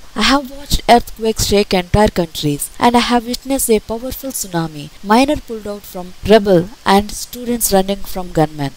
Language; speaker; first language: English; native; English